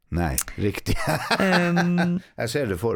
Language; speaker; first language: Norwegian; native; Norwegian